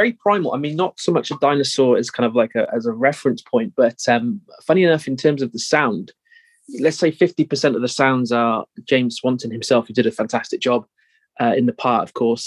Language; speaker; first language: English; native; English